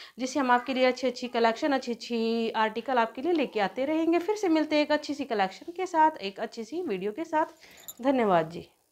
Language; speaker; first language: Hindi; native; Hindi